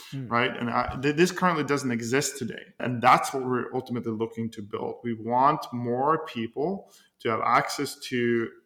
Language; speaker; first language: English; non-native, fluent; Norwegian